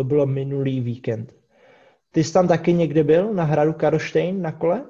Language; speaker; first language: Czech; non-native, fluent; English